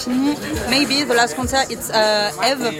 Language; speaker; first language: English; non-native, learner; French